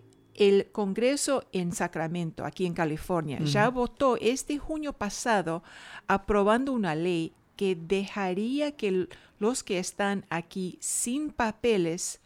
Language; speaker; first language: Spanish; non-native, fluent; English